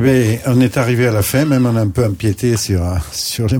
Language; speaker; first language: French; native; French